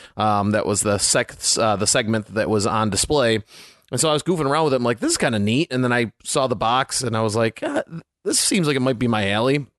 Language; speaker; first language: English; native; English